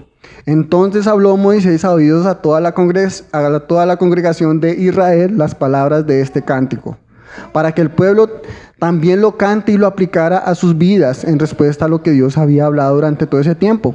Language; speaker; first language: Spanish; native; Spanish